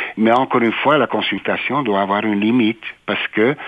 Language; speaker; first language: French; non-native, fluent; Hungarian